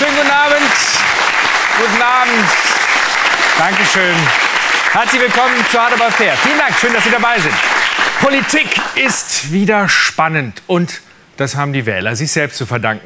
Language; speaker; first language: German; native; German